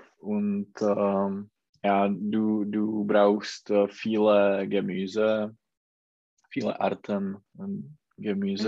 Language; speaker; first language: German; non-native, learner; Czech